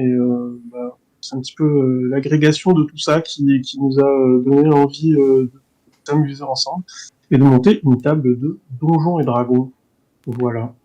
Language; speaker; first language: French; native; French